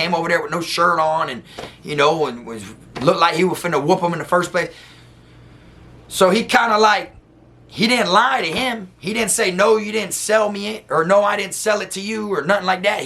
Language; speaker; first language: English; native; English